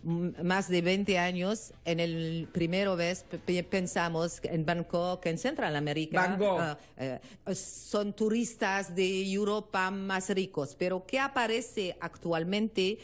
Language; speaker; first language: Spanish; non-native, learner; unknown